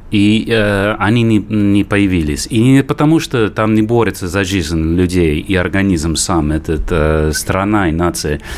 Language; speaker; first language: Russian; non-native, fluent; English